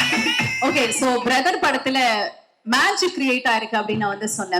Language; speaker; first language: Tamil; native; Tamil